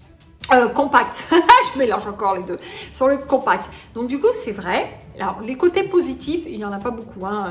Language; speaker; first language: French; native; French